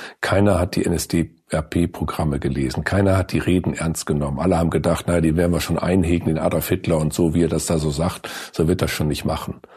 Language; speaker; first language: German; native; German